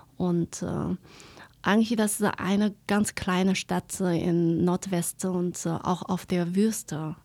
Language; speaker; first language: German; non-native, fluent; Chinese